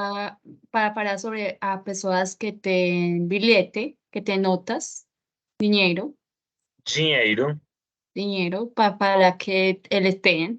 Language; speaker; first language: Portuguese; non-native, learner; Spanish